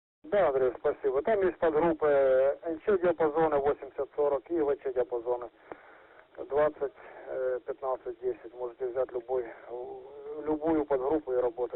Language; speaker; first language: Russian; native; Russian